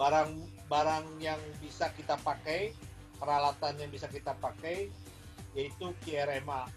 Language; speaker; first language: Indonesian; native; Indonesian